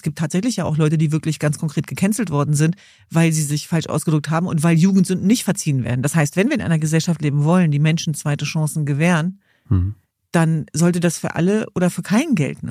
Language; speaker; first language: German; early bilingual, other home language; Kurdish